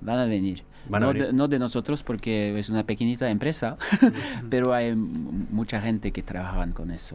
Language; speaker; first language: Spanish; non-native, fluent; French